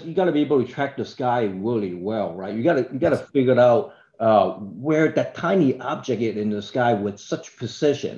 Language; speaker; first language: English; non-native, local second language; Cantonese